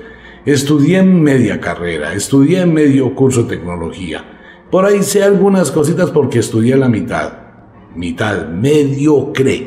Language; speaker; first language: Spanish; native; Spanish